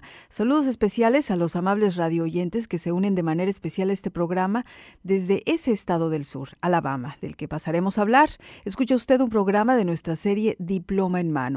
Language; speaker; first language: Spanish; native; Spanish